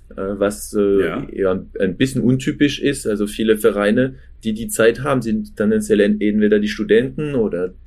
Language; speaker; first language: German; non-native, fluent; French